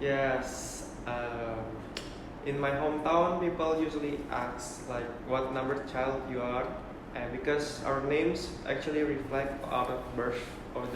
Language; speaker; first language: English; non-native, learner; Indonesian